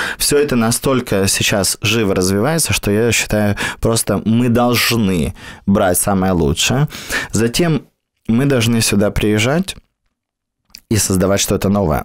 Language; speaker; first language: Russian; native; Russian